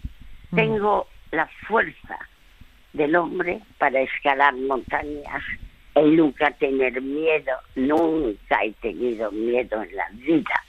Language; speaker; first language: Spanish; early bilingual, other home language; French